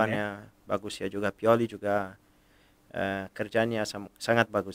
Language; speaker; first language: Indonesian; non-native, fluent; Italian